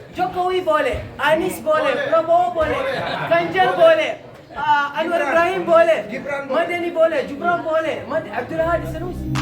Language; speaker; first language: Indonesian; non-native, learner; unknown